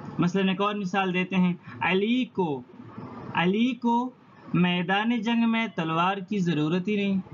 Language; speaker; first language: Urdu; non-native, local second language; Pashto